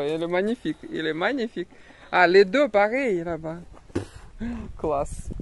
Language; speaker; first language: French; non-native, learner; Russian